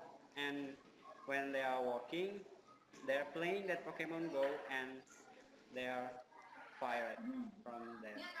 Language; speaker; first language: English; non-native, learner; Indonesian